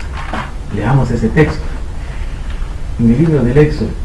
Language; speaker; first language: Spanish; native; Spanish